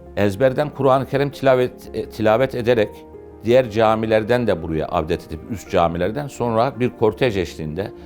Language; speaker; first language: Turkish; native; Turkish